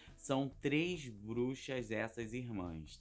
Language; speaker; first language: Portuguese; native; Portuguese